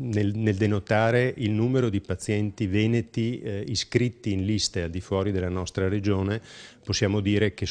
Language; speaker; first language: Italian; native; Italian